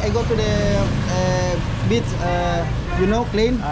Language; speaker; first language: English; non-native, learner; Indonesian